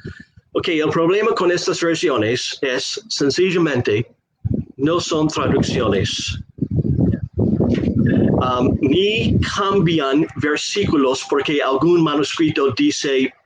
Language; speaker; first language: Spanish; non-native, fluent; English